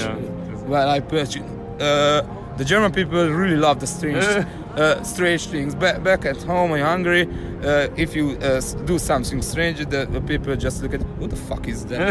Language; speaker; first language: English; non-native, learner; Hungarian